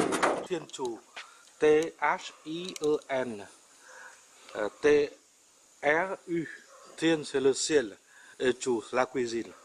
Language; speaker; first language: French; non-native, fluent; Vietnamese